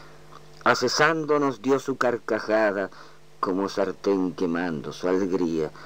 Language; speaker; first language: Spanish; native; Spanish